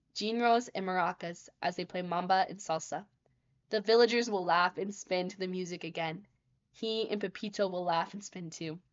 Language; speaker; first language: English; native; English